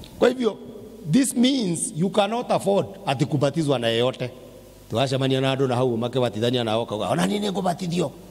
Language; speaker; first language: Swahili; non-native, local second language; Kikuyu